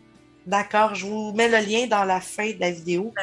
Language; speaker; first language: French; native; French